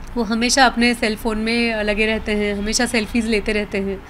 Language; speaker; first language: Hindi; non-native, local second language; Marathi